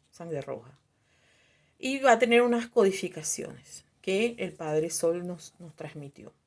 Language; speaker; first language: Spanish; native; Spanish